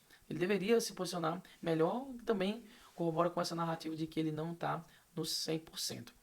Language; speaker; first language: Portuguese; native; Portuguese